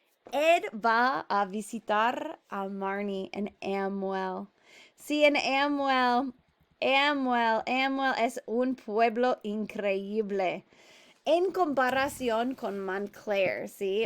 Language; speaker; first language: Spanish; non-native, fluent; English